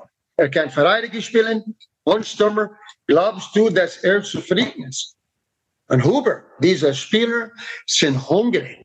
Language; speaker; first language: German; non-native, fluent; English